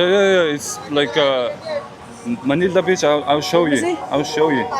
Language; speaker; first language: English; non-native, learner; Mongolian